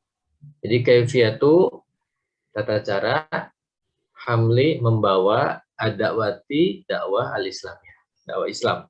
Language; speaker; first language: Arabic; non-native, fluent; Indonesian